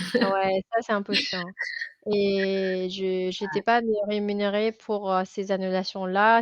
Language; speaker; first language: French; non-native, fluent; Filipino